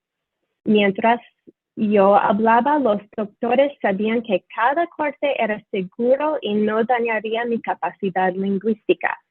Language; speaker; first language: Spanish; non-native, fluent; English